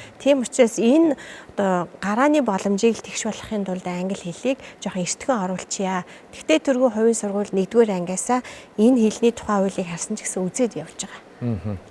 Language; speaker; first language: Mongolian; native; Mongolian